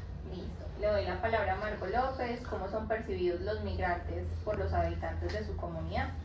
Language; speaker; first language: Spanish; native; Spanish